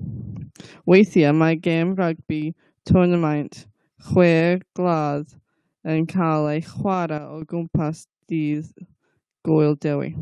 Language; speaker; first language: Welsh; non-native, learner; English